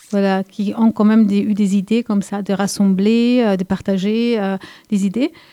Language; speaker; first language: French; non-native, fluent; German